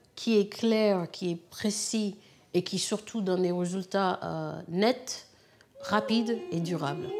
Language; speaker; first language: French; non-native, fluent; English